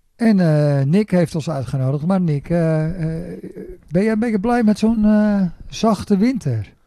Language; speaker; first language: Dutch; native; Dutch